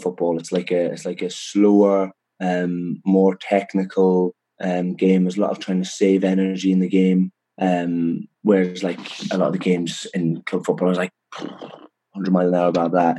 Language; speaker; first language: English; native; English